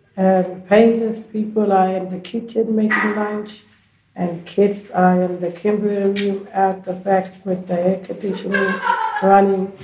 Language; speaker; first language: English; native; English